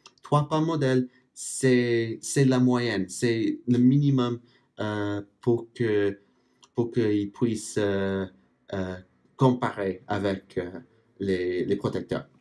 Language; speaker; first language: French; non-native, fluent; English